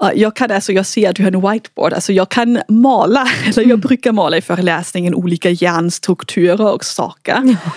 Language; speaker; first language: Swedish; non-native, fluent; German